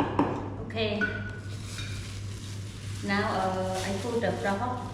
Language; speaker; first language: English; non-native, learner; Khmer